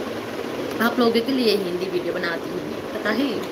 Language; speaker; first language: Hindi; non-native, learner; Nepali